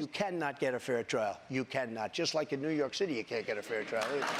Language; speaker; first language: English; native; English